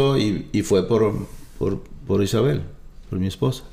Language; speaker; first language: Spanish; native; Spanish